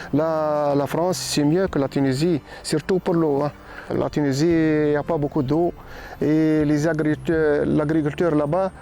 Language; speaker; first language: French; non-native, learner; Arabic